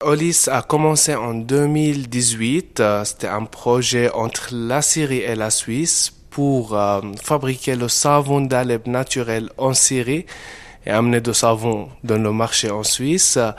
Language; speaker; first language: French; non-native, fluent; Arabic